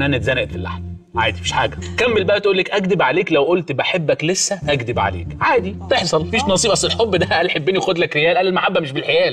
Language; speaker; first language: Arabic; native; Arabic